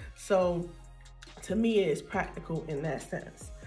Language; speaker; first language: English; native; English